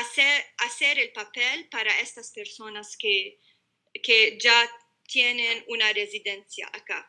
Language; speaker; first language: Spanish; non-native, learner; Arabic